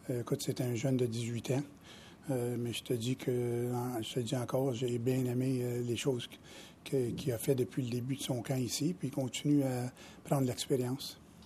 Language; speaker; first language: French; native; French